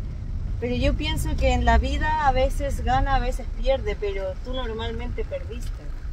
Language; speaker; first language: Spanish; native; Spanish